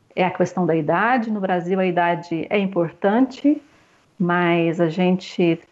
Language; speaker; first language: Portuguese; native; Portuguese